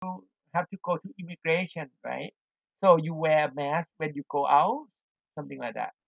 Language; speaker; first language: English; non-native, learner; Thai